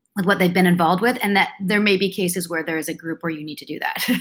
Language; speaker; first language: English; native; English